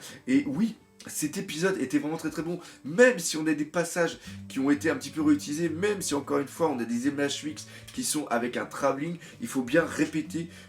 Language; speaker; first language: French; native; French